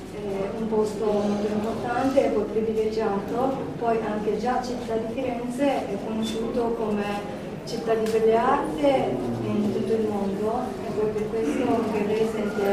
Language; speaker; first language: Italian; non-native, learner; Japanese